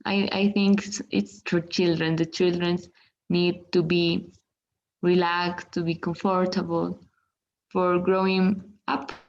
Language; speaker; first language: English; non-native, learner; Spanish